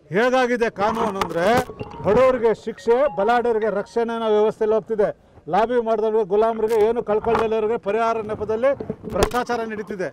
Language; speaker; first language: Kannada; native; Kannada